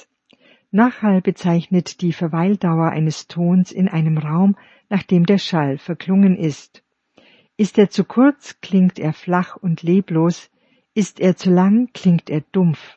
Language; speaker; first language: German; native; German